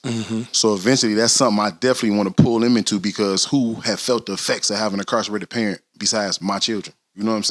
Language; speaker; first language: English; native; English